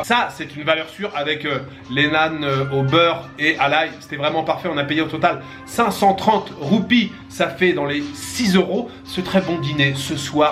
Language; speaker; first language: French; native; French